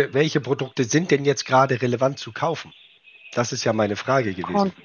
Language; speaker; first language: German; native; German